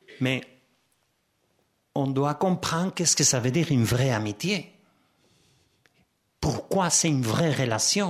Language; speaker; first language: French; non-native, fluent; Spanish